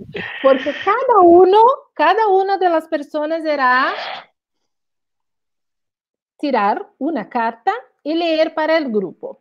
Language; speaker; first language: Spanish; non-native, learner; Portuguese